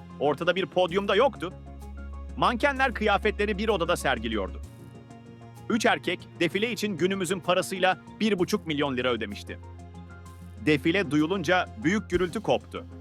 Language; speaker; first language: Turkish; native; Turkish